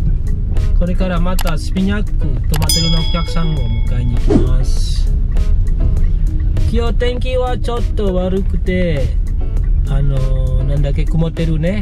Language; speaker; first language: Japanese; non-native, learner; Indonesian